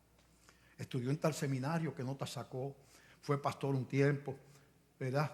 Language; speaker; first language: Spanish; native; Spanish